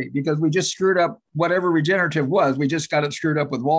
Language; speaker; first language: English; native; English